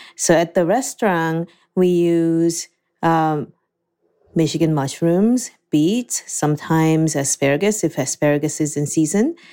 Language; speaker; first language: English; non-native, fluent; Korean